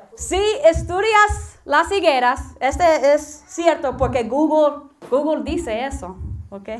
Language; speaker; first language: Spanish; non-native, learner; English